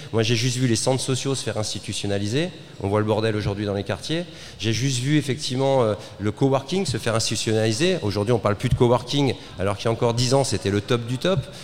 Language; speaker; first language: French; native; French